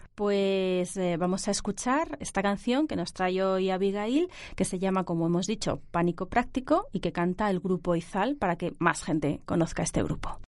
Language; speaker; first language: Spanish; native; Spanish